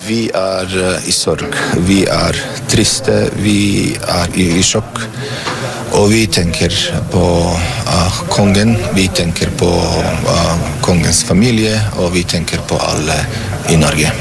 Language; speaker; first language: Norwegian; non-native, fluent; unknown